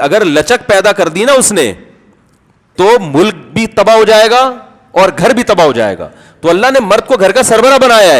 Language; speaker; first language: Urdu; native; Urdu